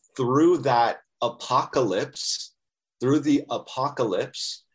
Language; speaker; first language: English; native; English